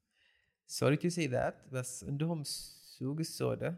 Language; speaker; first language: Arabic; native; Arabic